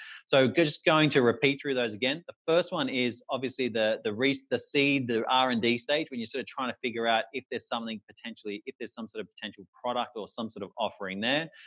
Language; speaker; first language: English; native; English